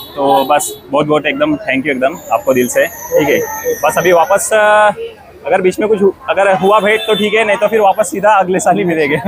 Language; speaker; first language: Hindi; non-native, local second language; Marathi